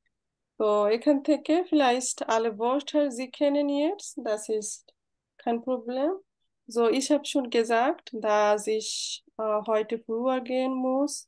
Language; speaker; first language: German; non-native, fluent; Bangla